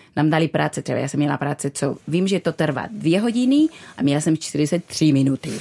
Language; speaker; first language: Czech; non-native, fluent; Spanish